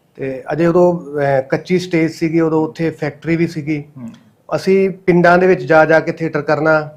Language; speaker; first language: Punjabi; native; Punjabi